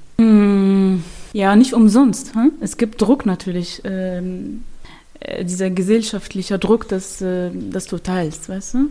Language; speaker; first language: German; non-native, fluent; Arabic